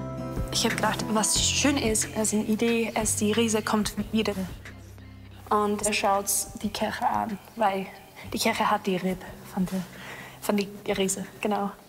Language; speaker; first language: German; non-native, learner; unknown